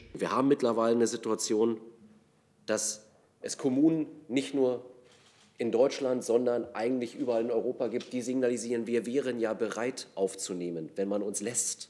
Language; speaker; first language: German; native; German